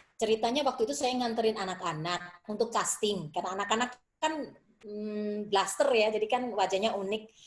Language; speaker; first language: Indonesian; native; Indonesian